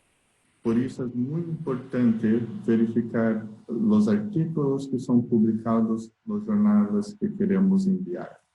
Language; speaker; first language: Spanish; non-native, learner; Portuguese